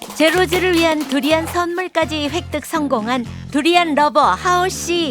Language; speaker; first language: Korean; native; Korean